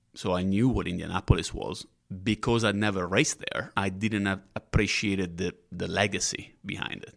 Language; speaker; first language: English; non-native, fluent; Italian